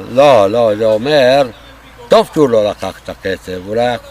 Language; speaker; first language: Hebrew; non-native, fluent; Romanian